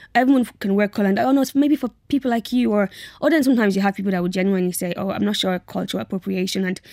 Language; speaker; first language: English; native; English